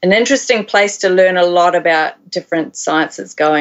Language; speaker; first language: English; native; English